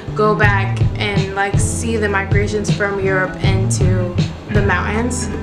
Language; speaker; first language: English; native; English